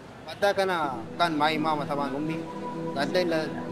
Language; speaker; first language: Arabic; native; Arabic